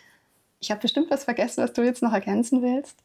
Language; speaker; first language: German; native; German